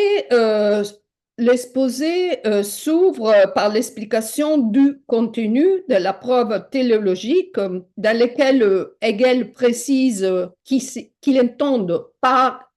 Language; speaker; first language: French; non-native, fluent; Italian